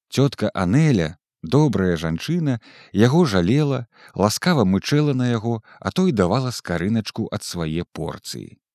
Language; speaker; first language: Belarusian; native; Belarusian